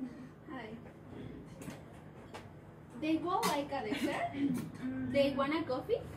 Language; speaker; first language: English; non-native, learner; Spanish